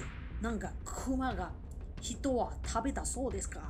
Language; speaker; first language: Japanese; non-native, learner; Chinese